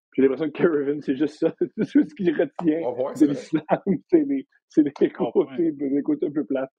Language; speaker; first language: French; native; French